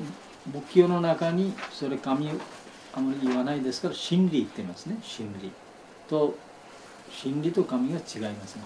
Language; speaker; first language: Japanese; non-native, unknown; Bangla